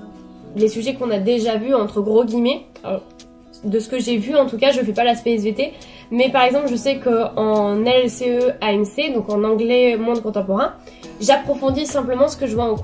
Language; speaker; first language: French; native; French